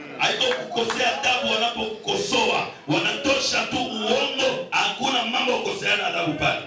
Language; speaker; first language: Swahili; native; Swahili